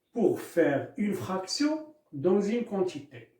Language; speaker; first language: French; non-native, local second language; Arabic